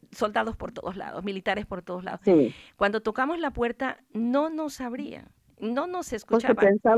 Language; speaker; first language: Spanish; native; Spanish